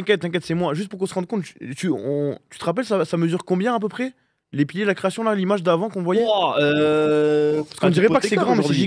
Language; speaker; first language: French; native; French